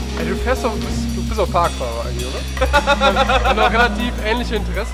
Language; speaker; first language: German; native; German